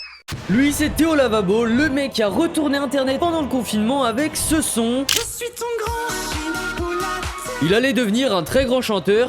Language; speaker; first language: French; native; French